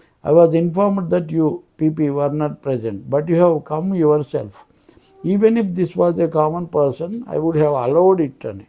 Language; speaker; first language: English; non-native, local second language; Telugu